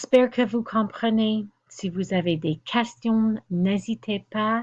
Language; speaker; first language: French; non-native, fluent; English